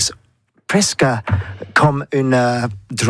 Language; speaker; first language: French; non-native, learner; English